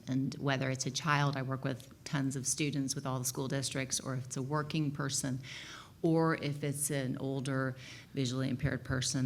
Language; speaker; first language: English; native; English